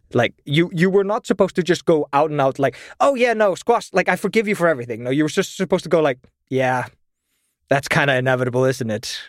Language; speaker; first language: English; non-native, fluent; German